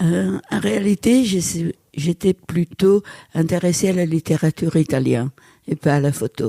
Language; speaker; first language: French; non-native, fluent; Italian